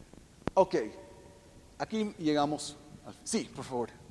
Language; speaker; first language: Spanish; non-native, fluent; English